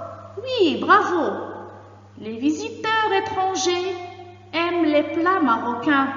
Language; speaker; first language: French; non-native, local second language; Arabic